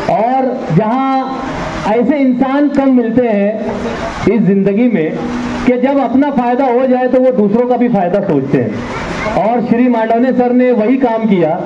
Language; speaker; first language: Hindi; non-native, local second language; Urdu